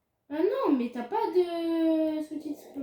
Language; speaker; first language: French; native; French